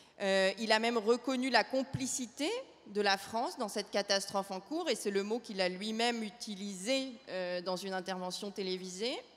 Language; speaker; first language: French; native; French